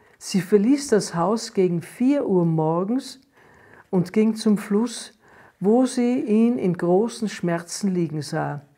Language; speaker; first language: German; native; German